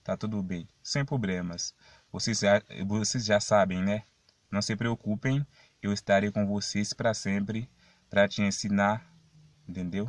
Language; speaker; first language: Portuguese; non-native, fluent; Haitian Creole